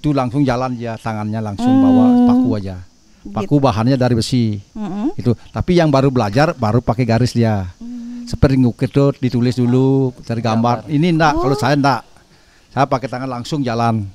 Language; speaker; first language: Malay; non-native, local second language; Balinese